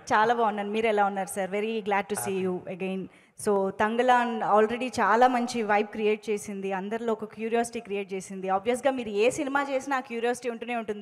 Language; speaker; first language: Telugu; native; Telugu